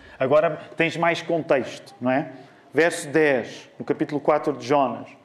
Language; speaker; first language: Portuguese; native; Portuguese